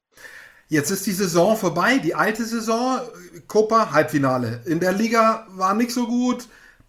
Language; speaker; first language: German; native; German